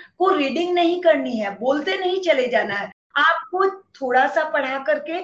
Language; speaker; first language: Hindi; native; Hindi